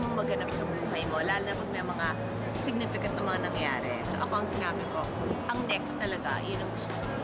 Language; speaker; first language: Filipino; native; Filipino